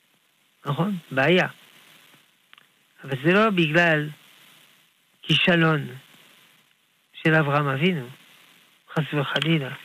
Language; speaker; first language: Hebrew; non-native, fluent; French